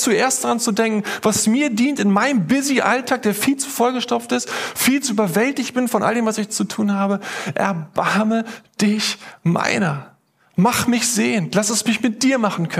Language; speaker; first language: German; native; German